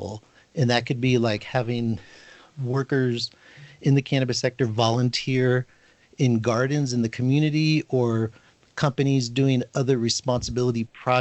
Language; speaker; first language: English; native; English